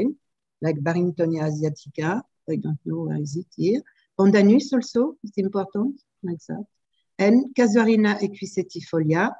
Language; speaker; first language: English; non-native, fluent; French